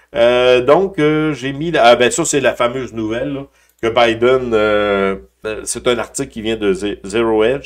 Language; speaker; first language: French; native; French